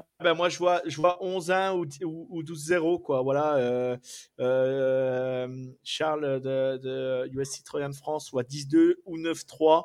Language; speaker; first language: French; native; French